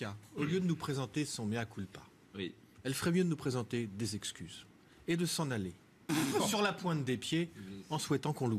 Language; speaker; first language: French; native; French